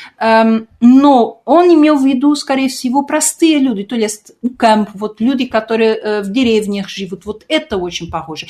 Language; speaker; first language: Russian; early bilingual, heritage; Russian